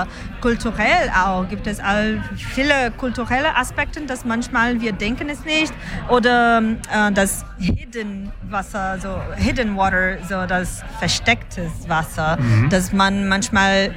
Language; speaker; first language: German; non-native, fluent; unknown